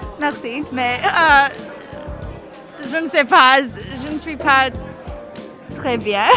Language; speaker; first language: French; non-native, learner; English